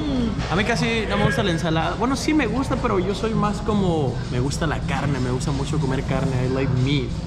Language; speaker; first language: Spanish; native; Spanish